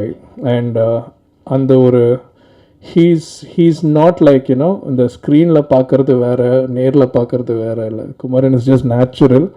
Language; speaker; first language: Tamil; native; Tamil